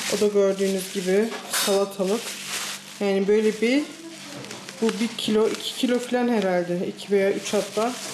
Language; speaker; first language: Turkish; early bilingual, heritage; Turkish